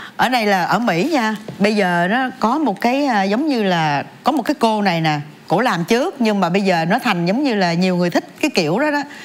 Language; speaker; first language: Vietnamese; native; Vietnamese